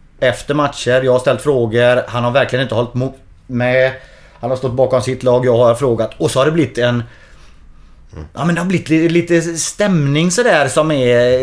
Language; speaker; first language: Swedish; native; Swedish